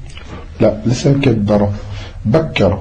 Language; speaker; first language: Arabic; non-native, fluent; French